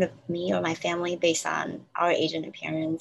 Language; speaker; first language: English; non-native, fluent; Chinese